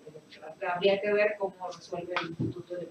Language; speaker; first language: Spanish; native; Spanish